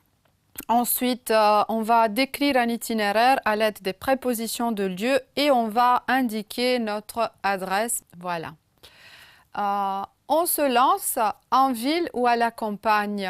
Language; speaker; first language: French; non-native, fluent; Romanian